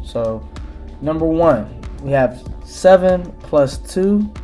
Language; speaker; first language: English; native; English